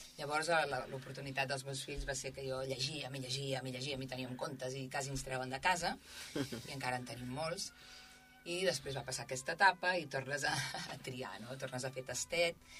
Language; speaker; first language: Catalan; native; Catalan